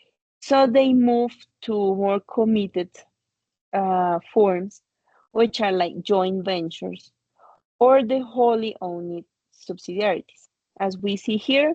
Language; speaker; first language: English; non-native, fluent; Spanish